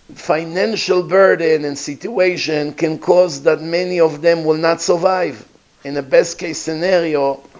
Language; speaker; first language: English; non-native, fluent; Hebrew